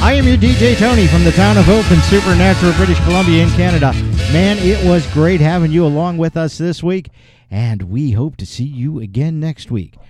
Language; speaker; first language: English; native; English